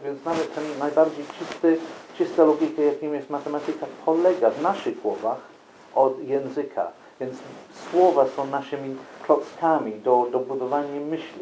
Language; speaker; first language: Polish; non-native, fluent; English